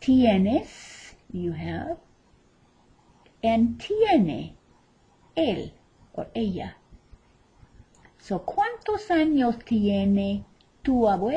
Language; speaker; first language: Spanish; non-native, fluent; English